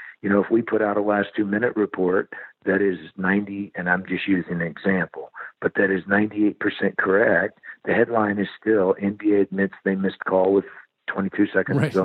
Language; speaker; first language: English; native; English